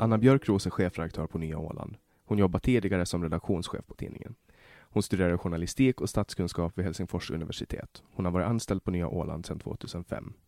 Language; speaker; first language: Swedish; native; Swedish